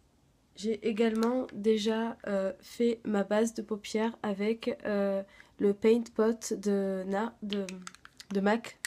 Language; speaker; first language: French; native; French